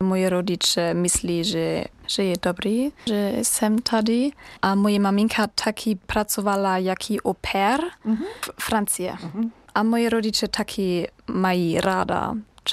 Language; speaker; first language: Czech; non-native, learner; German